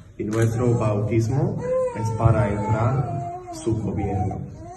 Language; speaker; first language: Spanish; non-native, learner; English